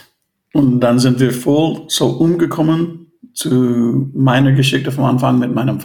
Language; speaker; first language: German; non-native, fluent; English